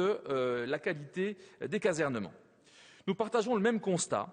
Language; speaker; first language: French; native; French